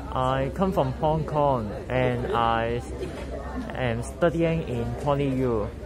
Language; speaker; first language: English; non-native, learner; Cantonese